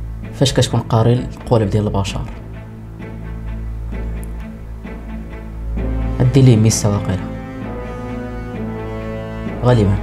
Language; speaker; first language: Arabic; native; Arabic